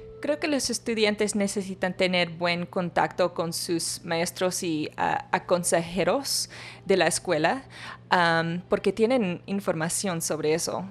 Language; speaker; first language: Spanish; non-native, learner; English